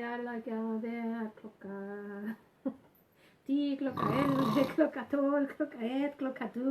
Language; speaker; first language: Norwegian; non-native, learner; Spanish